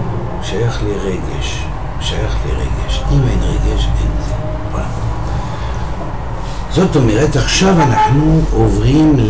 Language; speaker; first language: Hebrew; non-native, fluent; French